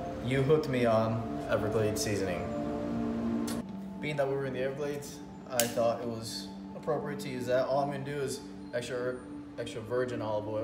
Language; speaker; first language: English; early bilingual, other home language; Spanish